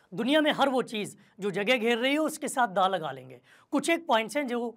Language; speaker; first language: Hindi; native; Hindi